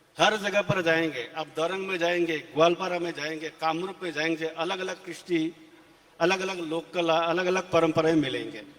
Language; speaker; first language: Hindi; non-native, local second language; Assamese